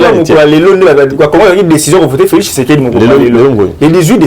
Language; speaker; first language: French; non-native, local second language; Lingala